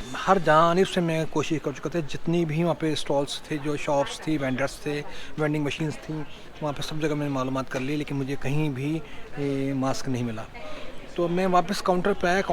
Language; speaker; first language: Urdu; non-native, local second language; Punjabi